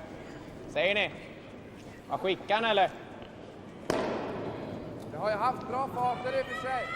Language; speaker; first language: Swedish; native; Swedish